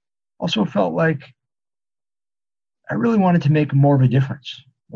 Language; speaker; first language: English; native; English